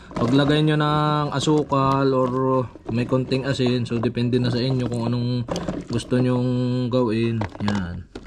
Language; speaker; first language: Filipino; native; Filipino